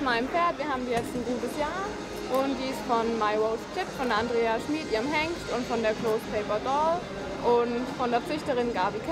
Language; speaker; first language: German; native; German